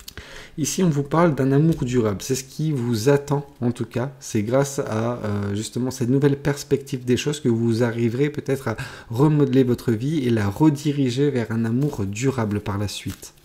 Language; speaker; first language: French; native; French